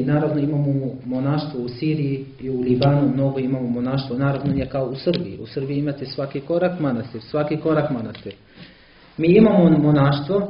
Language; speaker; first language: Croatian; non-native, learner; Arabic